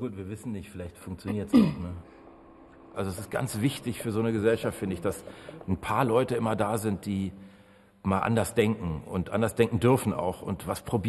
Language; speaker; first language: German; native; German